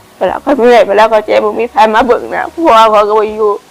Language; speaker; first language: Lao; non-native, learner; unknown